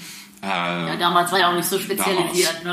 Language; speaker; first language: German; native; German